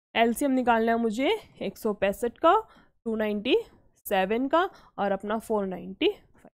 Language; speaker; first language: Hindi; native; Hindi